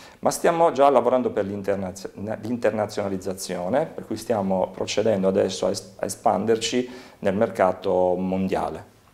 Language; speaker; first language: Italian; native; Italian